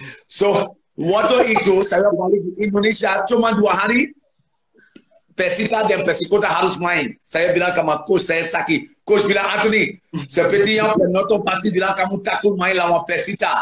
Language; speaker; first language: Indonesian; non-native, fluent; English